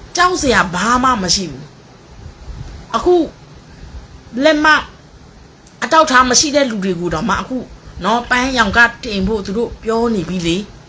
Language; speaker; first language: Burmese; non-native, local second language; S'gaw Karen